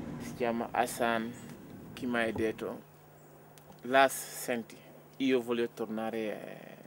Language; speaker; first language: Italian; non-native, learner; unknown